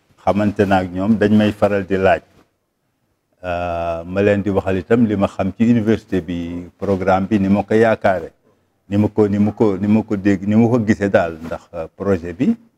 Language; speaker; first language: Wolof; native; Wolof